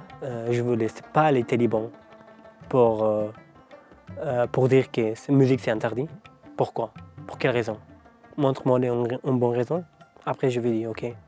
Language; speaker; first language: French; non-native, learner; Persian